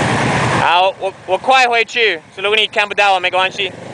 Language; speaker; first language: Chinese; non-native, fluent; English